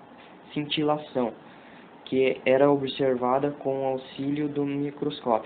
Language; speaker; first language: Portuguese; native; Portuguese